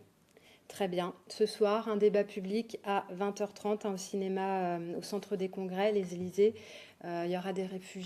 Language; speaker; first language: French; native; French